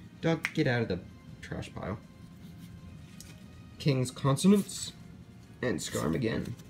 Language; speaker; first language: English; native; English